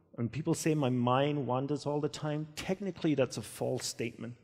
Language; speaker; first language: English; native; English